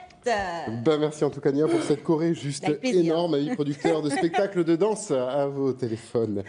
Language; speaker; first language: French; native; French